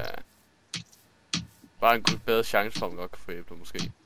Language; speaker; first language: Danish; native; Danish